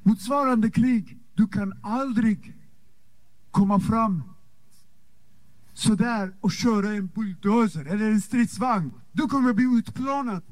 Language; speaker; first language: Swedish; non-native, fluent; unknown